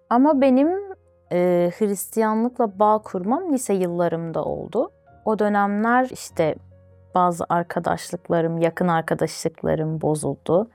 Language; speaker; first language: Turkish; early bilingual, other home language; Azerbaijani